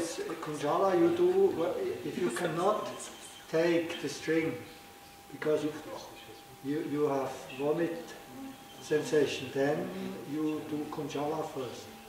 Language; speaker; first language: English; non-native, learner; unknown